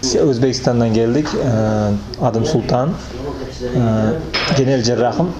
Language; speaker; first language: Turkish; non-native, learner; Uzbek